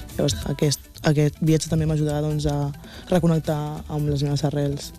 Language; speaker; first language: Catalan; early bilingual, other home language; Wolof